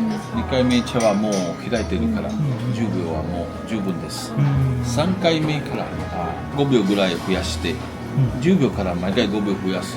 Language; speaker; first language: Japanese; non-native, learner; Chinese